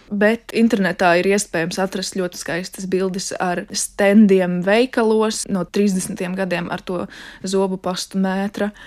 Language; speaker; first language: Latvian; non-native, fluent; Russian